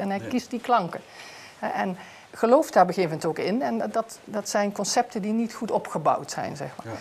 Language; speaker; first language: Dutch; native; Dutch